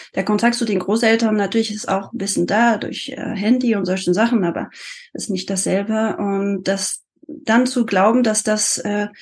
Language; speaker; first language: German; non-native, fluent; French